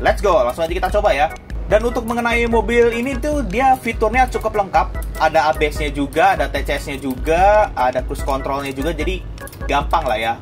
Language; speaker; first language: Indonesian; native; Indonesian